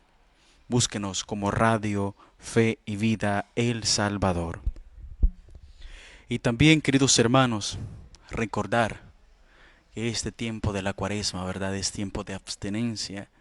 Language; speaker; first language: Spanish; native; Spanish